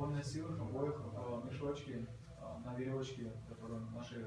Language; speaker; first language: Russian; native; Russian